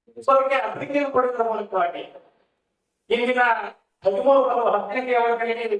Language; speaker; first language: Kannada; non-native, local second language; Lambadi